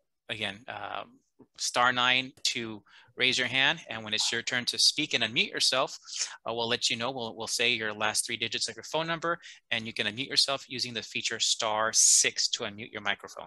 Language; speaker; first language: English; early bilingual, other home language; Spanish